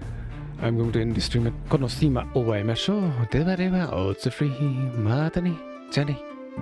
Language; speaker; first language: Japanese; non-native, learner; French